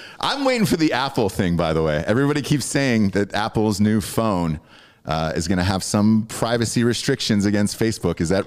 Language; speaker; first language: English; native; English